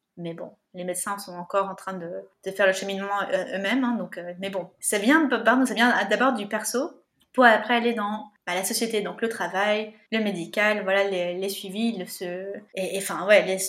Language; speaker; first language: French; native; French